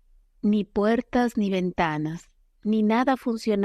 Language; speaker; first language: Spanish; native; Spanish